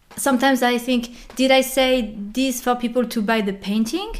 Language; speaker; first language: English; non-native, fluent; French